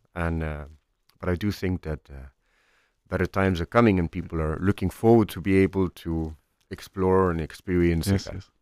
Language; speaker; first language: English; non-native, fluent; Icelandic